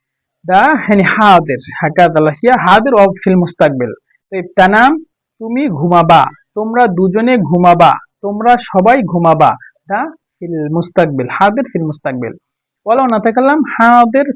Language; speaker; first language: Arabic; non-native, fluent; Bangla